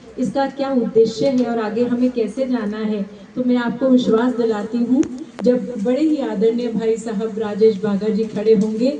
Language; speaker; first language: Hindi; non-native, local second language; Punjabi